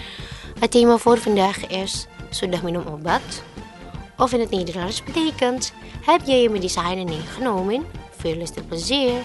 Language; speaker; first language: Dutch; non-native, local second language; Indonesian